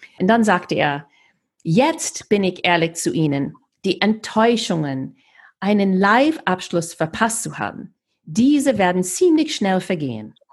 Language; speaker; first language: German; non-native, fluent; English